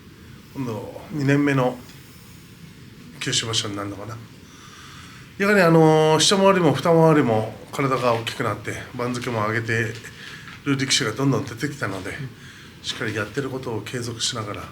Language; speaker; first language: Japanese; native; Japanese